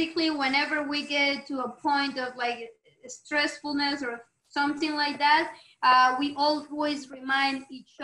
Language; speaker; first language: English; non-native, fluent; Spanish